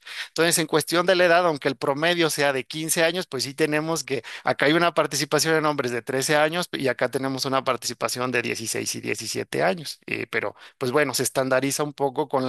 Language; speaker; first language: Spanish; native; Spanish